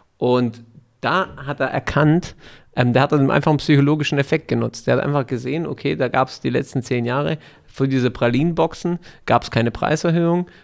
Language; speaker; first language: German; native; German